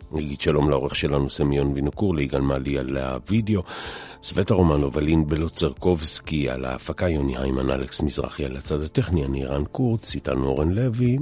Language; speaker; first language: Hebrew; native; Hebrew